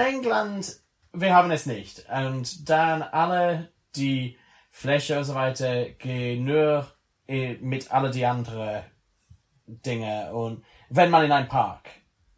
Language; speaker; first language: German; non-native, learner; English